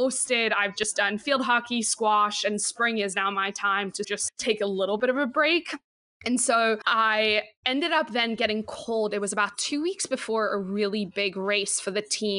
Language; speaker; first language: English; native; English